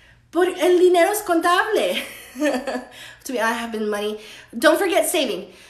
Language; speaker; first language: English; early bilingual, other home language; Spanish